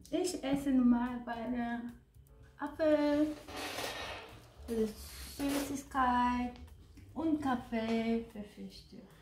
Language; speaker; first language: German; non-native, learner; Korean